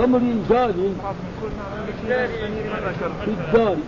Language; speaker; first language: Arabic; native; Arabic